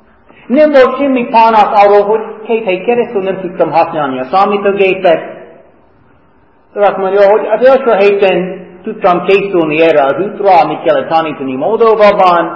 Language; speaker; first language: Hungarian; non-native, fluent; English